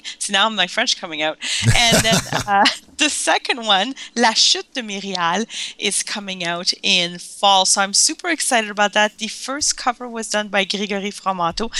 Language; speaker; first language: English; non-native, fluent; French